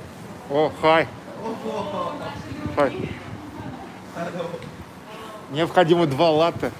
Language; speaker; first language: Russian; native; Russian